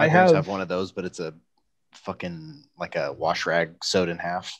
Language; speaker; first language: English; native; English